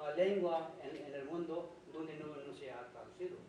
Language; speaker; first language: Spanish; non-native, fluent; Hindi